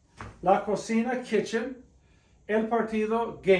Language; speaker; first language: Spanish; non-native, fluent; English